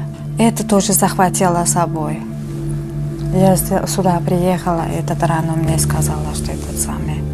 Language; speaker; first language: Russian; non-native, learner; Uzbek